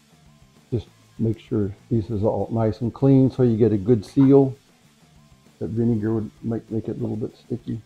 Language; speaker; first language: English; native; English